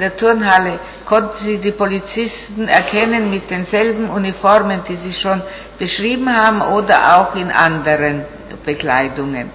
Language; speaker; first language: German; non-native, fluent; Italian